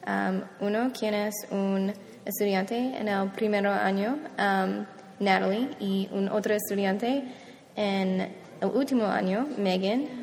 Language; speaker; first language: Spanish; non-native, learner; English